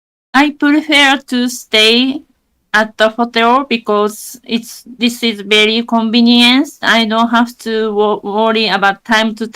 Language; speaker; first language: English; non-native, learner; Japanese